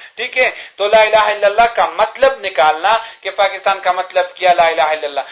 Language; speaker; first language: Urdu; non-native, local second language; Pashto